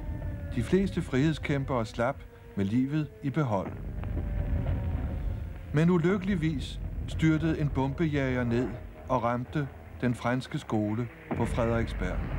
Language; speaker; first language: Danish; native; Danish